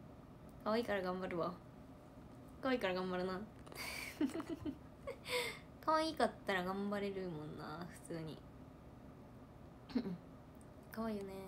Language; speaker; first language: Japanese; native; Japanese